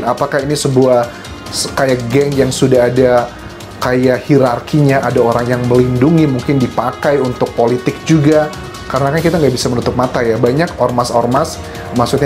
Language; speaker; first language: Indonesian; native; Indonesian